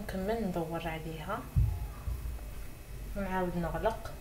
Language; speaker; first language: Arabic; native; Arabic